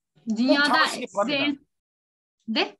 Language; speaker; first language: Korean; non-native, learner; Turkish